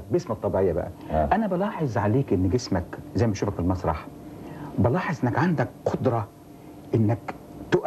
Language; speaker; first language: Arabic; native; Arabic